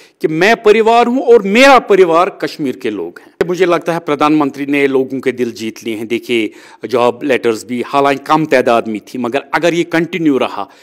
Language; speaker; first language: Hindi; non-native, local second language; Kashmiri